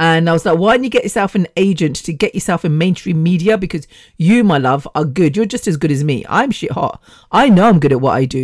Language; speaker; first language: English; native; English